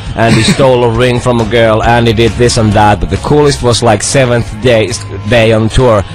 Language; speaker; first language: English; non-native, fluent; Finnish